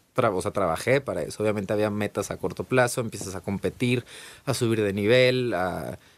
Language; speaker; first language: Spanish; native; Spanish